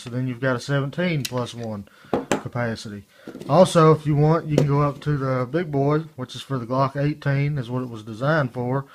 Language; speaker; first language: English; native; English